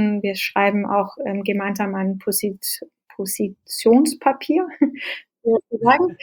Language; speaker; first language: German; non-native, fluent; Danish